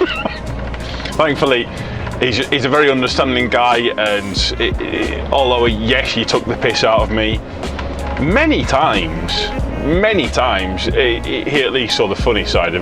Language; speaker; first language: English; native; English